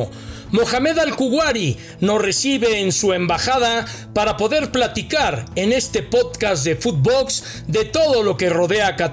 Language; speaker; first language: Spanish; native; Spanish